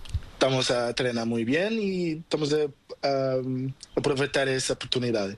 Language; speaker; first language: Spanish; non-native, learner; Portuguese